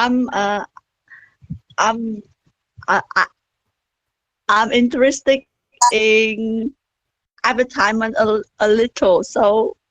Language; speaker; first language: English; non-native, learner; Vietnamese